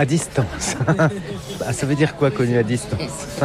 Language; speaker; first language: French; native; French